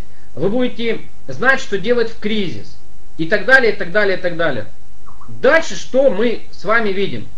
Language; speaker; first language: Russian; native; Russian